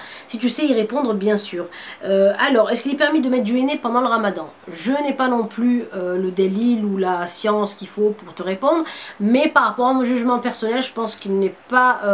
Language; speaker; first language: French; native; French